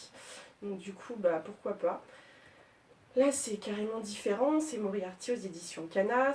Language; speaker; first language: French; native; French